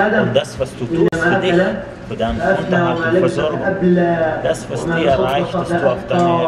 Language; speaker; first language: German; non-native, fluent; Arabic